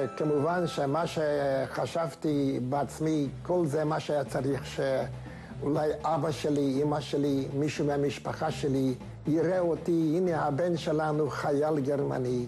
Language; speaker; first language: Hebrew; non-native, fluent; Hungarian